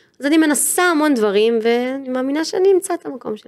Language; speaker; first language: Hebrew; native; Hebrew